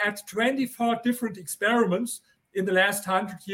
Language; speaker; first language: English; non-native, fluent; German